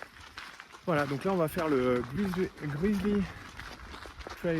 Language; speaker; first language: French; native; French